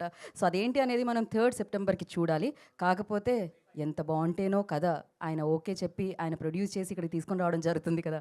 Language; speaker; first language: Telugu; native; Telugu